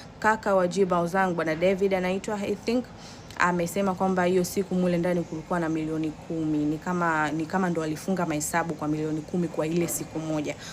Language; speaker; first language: Swahili; native; Swahili